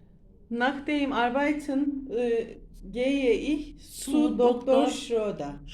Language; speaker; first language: German; non-native, learner; Turkish